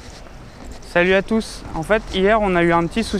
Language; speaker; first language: French; native; French